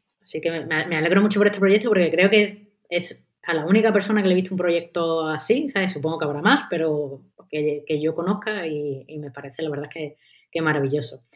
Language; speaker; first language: Spanish; native; Spanish